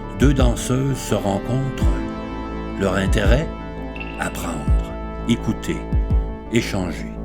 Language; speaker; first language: French; native; French